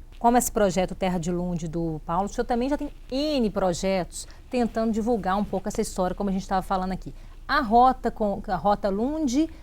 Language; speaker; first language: Portuguese; native; Portuguese